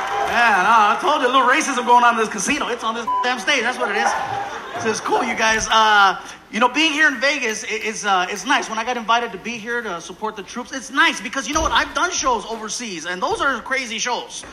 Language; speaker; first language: English; early bilingual, other home language; Spanish